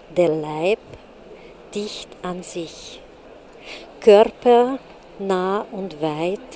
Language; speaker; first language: German; non-native, fluent; Hungarian